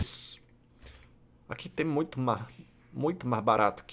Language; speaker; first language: Portuguese; non-native, fluent; English